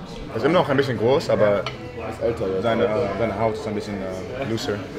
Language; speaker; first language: German; early bilingual, heritage; German